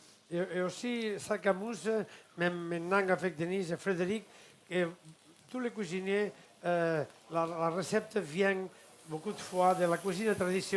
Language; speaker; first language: French; non-native, fluent; Catalan